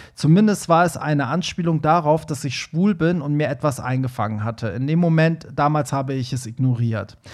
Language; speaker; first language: German; early bilingual, other home language; Persian